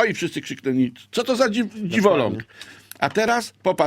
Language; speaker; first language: Polish; native; Polish